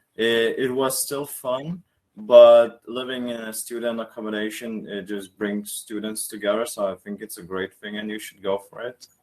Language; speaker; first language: English; non-native, fluent; Lithuanian